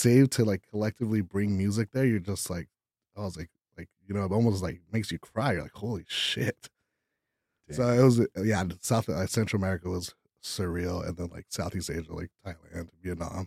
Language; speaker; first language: English; early bilingual, other home language; Spanish